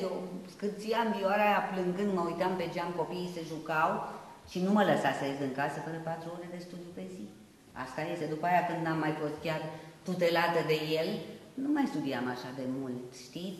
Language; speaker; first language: Romanian; native; Romanian